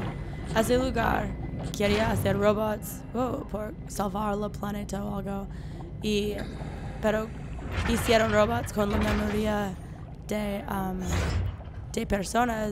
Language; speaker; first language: Spanish; non-native, learner; English